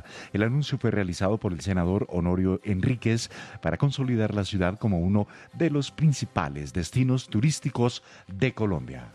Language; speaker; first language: Spanish; native; Spanish